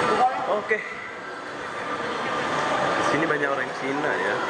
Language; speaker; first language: Indonesian; non-native, local second language; Sasak